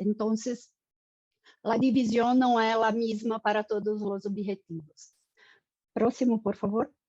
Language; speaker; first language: Spanish; non-native, fluent; Portuguese